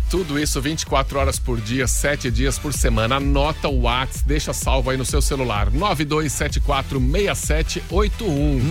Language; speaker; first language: Portuguese; native; Portuguese